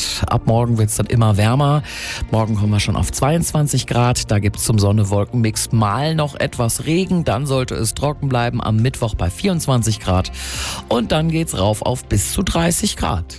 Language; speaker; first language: German; native; German